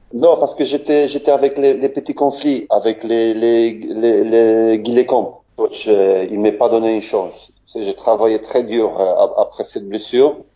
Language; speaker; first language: French; non-native, learner; Polish